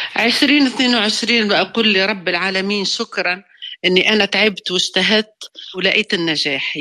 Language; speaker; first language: Arabic; native; Arabic